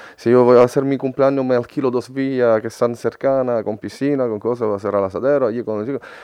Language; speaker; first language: Spanish; non-native, fluent; Italian